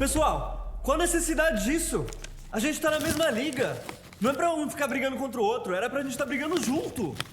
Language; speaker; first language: Portuguese; native; Portuguese